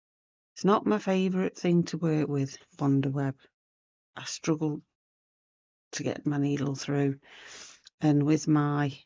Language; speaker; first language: English; native; English